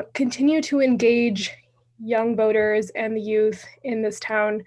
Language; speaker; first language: English; native; English